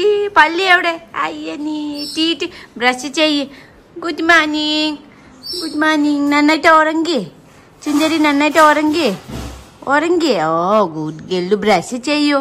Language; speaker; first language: Malayalam; non-native, learner; Nepali